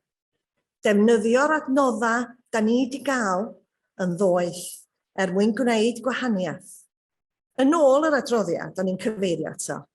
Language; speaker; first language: Welsh; native; Welsh